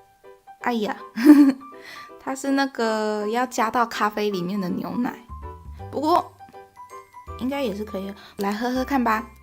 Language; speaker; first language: Chinese; native; Chinese